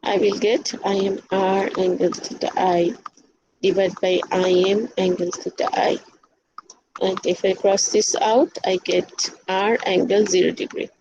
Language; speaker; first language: English; non-native, local second language; Bangla